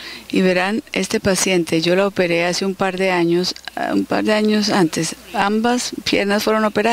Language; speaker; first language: Spanish; native; Spanish